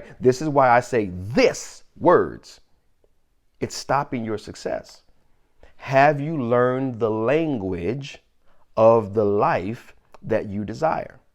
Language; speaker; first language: English; native; English